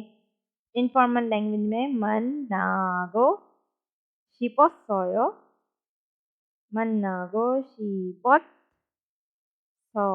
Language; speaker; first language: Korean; non-native, fluent; Urdu